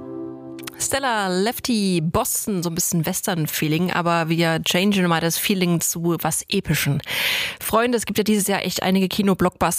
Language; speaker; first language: German; native; German